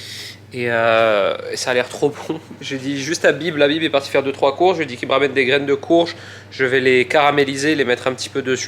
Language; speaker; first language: French; native; French